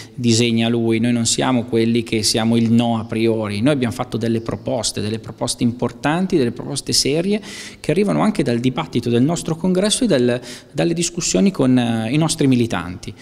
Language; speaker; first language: Italian; native; Italian